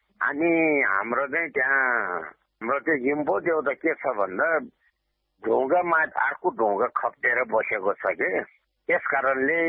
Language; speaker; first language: Nepali; non-native, local second language; Gurung